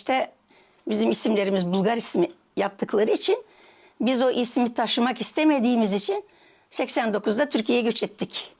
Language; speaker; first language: Turkish; early bilingual, heritage; Turkish